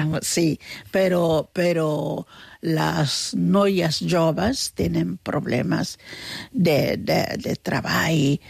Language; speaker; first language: Catalan; non-native, fluent; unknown